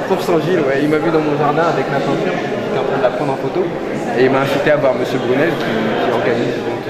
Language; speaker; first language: French; native; French